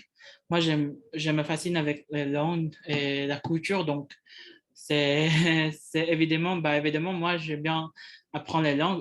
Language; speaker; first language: French; non-native, fluent; Indonesian